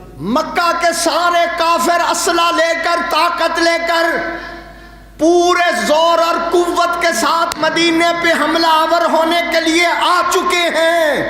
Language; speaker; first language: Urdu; non-native, local second language; Punjabi